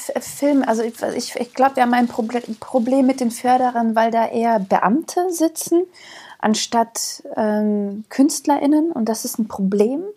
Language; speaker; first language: German; early bilingual, other home language; Croatian